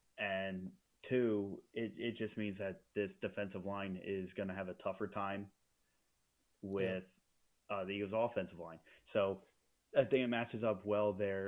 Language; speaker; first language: English; native; English